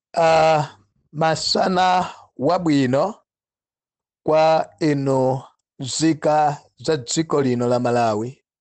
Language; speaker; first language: Nyanja; non-native, local second language; Tumbuka